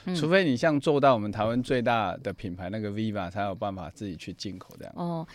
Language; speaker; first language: Chinese; native; Chinese